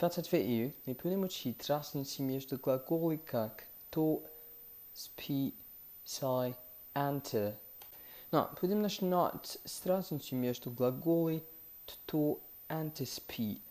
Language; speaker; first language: Russian; non-native, fluent; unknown